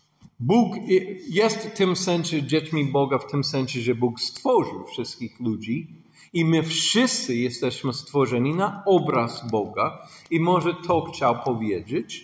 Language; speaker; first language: Polish; non-native, fluent; English